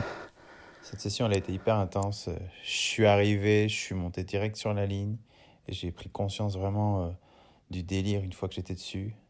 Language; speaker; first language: French; native; French